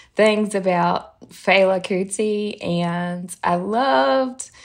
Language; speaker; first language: English; native; English